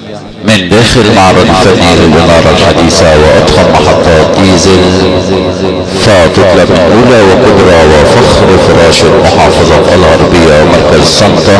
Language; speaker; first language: Arabic; native; Arabic